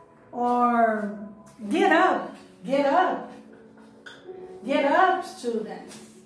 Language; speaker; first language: English; non-native, learner; Portuguese